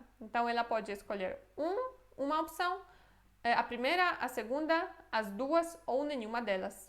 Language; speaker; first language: Portuguese; non-native, fluent; Polish